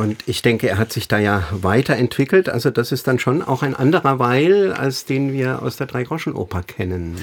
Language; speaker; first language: German; native; German